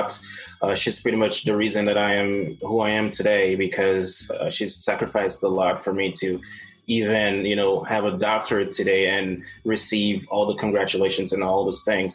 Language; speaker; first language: English; non-native, fluent; Haitian Creole